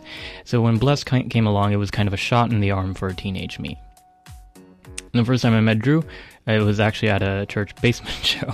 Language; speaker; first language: English; native; English